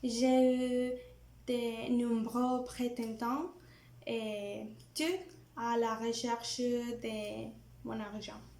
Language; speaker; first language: French; non-native, learner; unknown